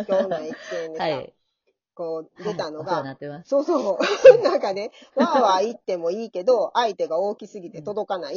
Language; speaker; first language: Japanese; native; Japanese